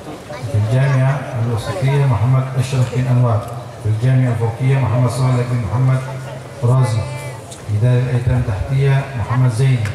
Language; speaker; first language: Arabic; non-native, fluent; Indonesian